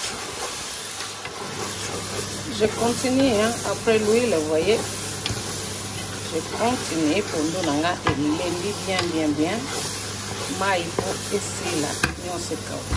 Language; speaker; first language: French; non-native, local second language; Lingala